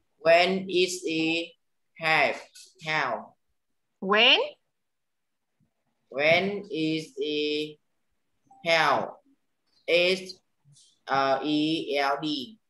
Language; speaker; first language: English; non-native, learner; Vietnamese